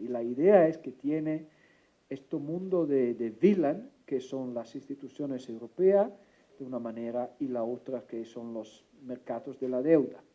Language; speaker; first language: Spanish; non-native, fluent; Italian